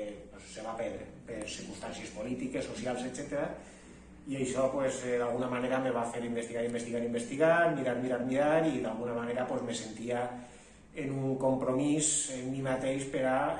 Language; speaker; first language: Catalan; non-native, local second language; Spanish